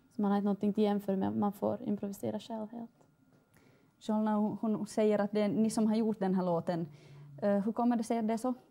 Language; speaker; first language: Swedish; native; Swedish